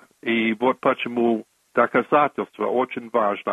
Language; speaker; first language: Russian; non-native, fluent; English